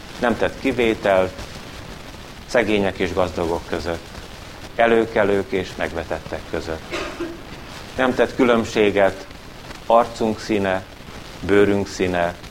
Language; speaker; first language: Hungarian; native; Hungarian